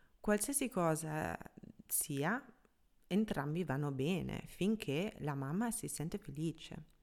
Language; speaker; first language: Italian; non-native, fluent; German